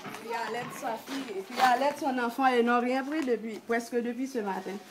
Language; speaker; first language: French; non-native, local second language; Haitian Creole